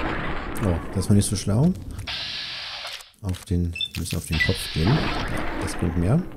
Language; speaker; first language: German; native; German